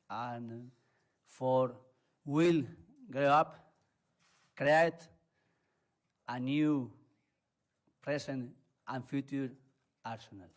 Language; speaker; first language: English; non-native, learner; Spanish